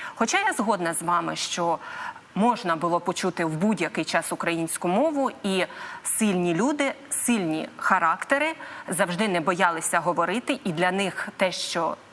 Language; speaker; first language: Ukrainian; native; Ukrainian